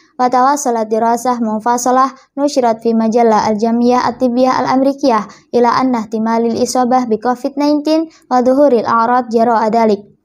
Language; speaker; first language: Arabic; non-native, learner; Indonesian